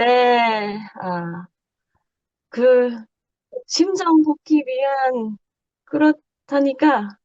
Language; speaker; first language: Korean; non-native, learner; Japanese